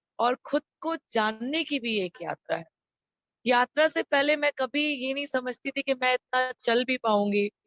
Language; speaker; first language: Hindi; native; Hindi